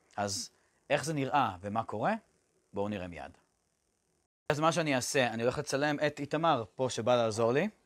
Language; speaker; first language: Hebrew; native; Hebrew